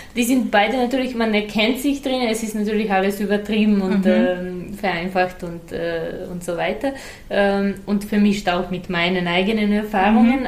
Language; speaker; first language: German; non-native, fluent; Serbian